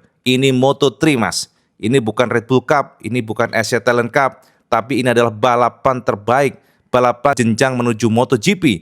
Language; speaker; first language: Indonesian; native; Indonesian